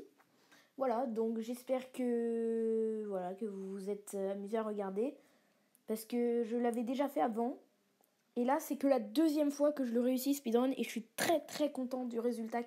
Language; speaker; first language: French; native; French